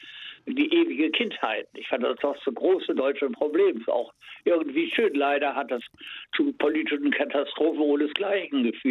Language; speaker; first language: German; native; German